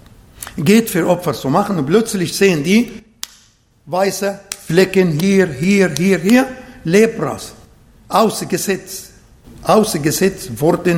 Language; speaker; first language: German; non-native, fluent; Arabic